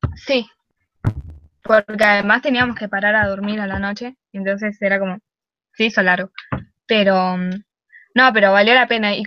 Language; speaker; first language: Spanish; native; Spanish